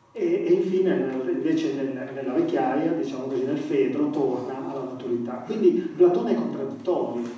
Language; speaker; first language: Italian; native; Italian